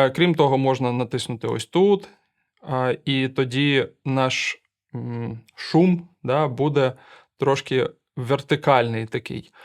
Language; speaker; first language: Ukrainian; non-native, local second language; Russian